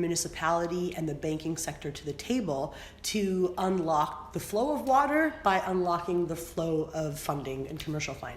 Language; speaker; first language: English; early bilingual, other home language; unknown